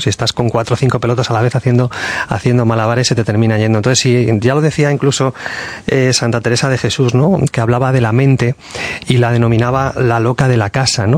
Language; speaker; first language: Spanish; native; Spanish